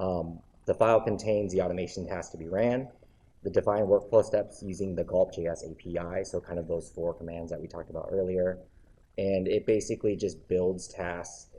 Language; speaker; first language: English; native; English